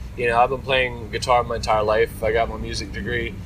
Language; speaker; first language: English; native; English